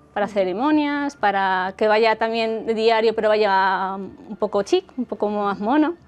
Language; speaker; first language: Spanish; native; Spanish